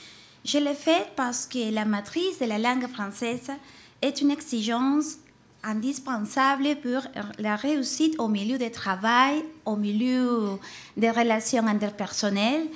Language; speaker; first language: French; non-native, fluent; Spanish